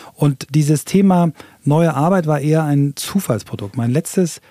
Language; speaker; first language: German; native; German